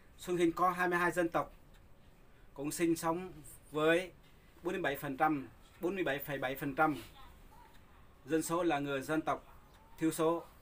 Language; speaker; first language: Vietnamese; non-native, local second language; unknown